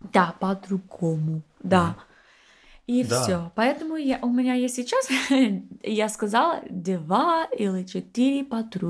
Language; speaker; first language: Russian; non-native, learner; English